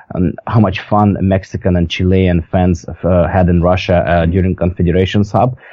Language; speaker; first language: English; non-native, fluent; Russian